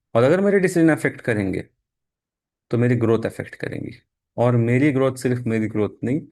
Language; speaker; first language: Hindi; non-native, local second language; Marathi